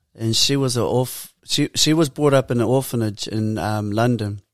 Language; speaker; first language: English; native; English